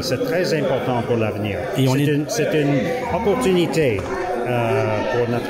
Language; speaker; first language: French; non-native, learner; English